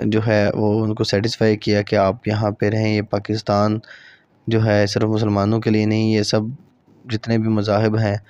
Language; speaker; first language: Urdu; non-native, local second language; Punjabi